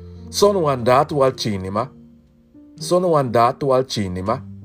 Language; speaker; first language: Italian; non-native, learner; English